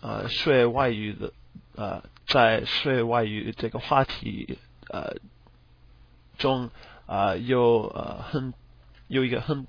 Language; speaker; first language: Chinese; non-native, learner; English